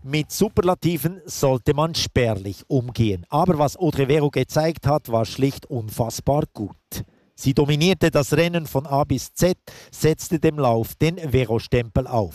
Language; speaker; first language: German; native; German